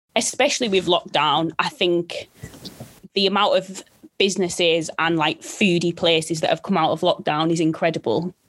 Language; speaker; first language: English; native; English